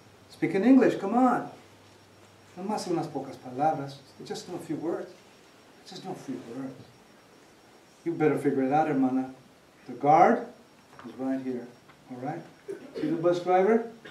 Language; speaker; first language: English; early bilingual, other home language; Spanish